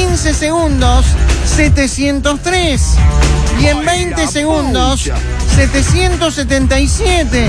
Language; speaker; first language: Spanish; native; Spanish